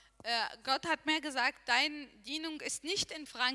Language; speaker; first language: German; non-native, learner; Arabic